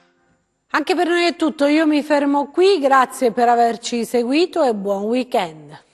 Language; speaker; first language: Italian; native; Italian